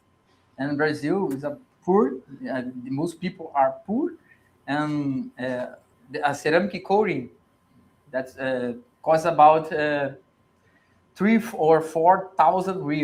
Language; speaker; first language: English; non-native, learner; Portuguese